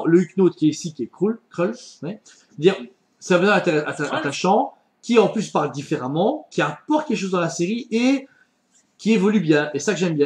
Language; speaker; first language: French; native; French